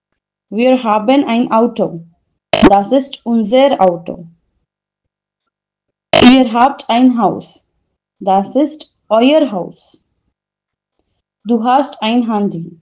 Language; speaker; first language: German; non-native, fluent; Hindi